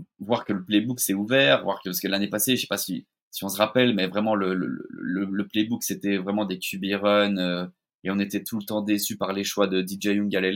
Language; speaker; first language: French; native; French